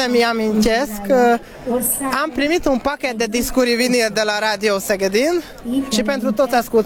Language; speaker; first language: Romanian; non-native, local second language; Hungarian